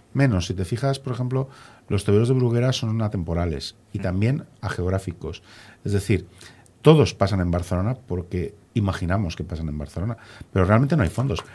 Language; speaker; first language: Spanish; native; Spanish